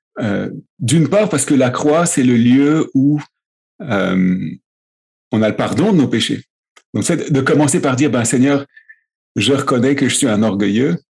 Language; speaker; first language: French; native; French